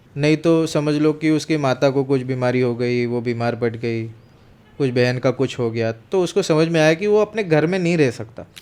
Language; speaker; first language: Hindi; non-native, local second language; Marathi